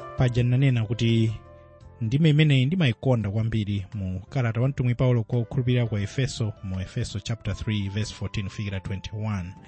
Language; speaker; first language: Nyanja; native; Nyanja